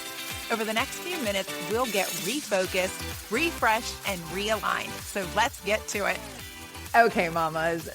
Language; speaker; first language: English; native; English